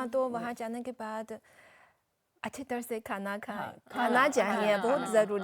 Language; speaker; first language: Hindi; non-native, fluent; Chinese